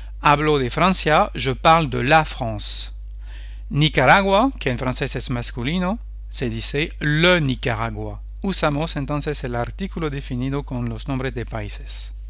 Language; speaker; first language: Spanish; non-native, fluent; French